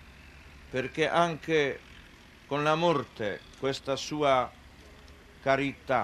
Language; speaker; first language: Italian; non-native, fluent; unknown